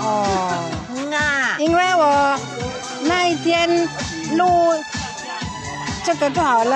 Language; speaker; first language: Chinese; non-native, learner; Indonesian